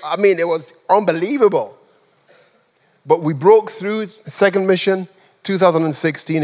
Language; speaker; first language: English; non-native, local second language; Yoruba